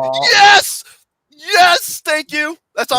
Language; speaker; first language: English; native; English